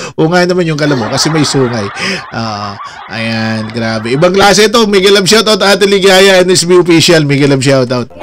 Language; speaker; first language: Filipino; non-native, local second language; Waray